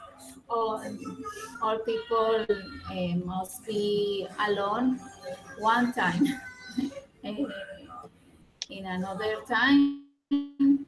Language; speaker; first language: English; non-native, learner; Spanish